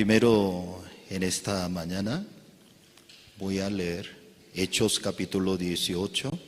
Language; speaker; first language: Spanish; non-native, fluent; Korean